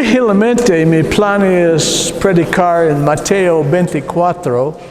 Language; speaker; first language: Spanish; non-native, learner; English